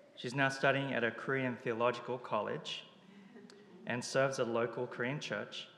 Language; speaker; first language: English; early bilingual, other home language; Japanese